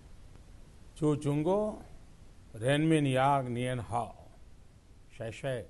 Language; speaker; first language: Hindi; non-native, local second language; Gujarati